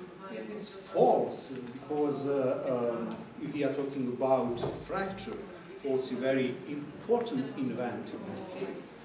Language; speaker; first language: English; non-native, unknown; Serbian